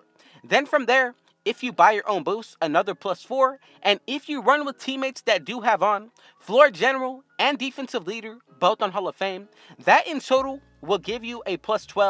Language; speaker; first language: English; native; English